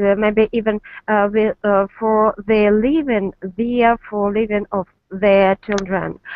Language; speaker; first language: English; non-native, learner; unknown